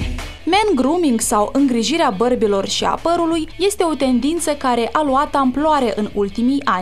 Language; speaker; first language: Romanian; native; Romanian